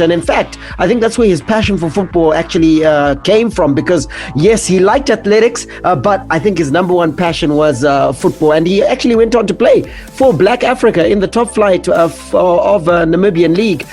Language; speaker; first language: English; native; English